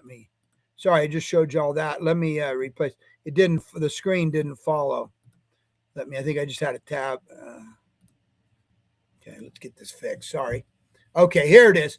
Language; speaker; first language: English; native; English